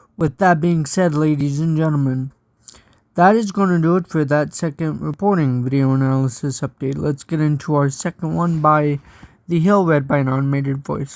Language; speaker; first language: English; native; English